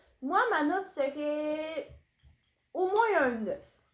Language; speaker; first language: French; native; French